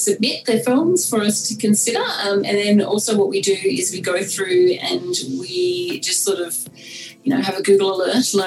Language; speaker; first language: English; native; English